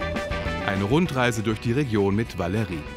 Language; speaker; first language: German; native; German